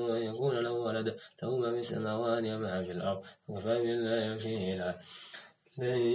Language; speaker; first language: Arabic; non-native, learner; Indonesian